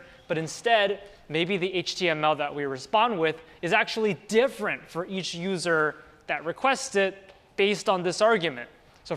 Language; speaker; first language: English; native; English